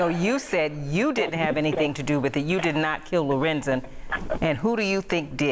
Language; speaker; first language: English; native; English